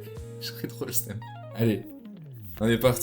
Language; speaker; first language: French; native; French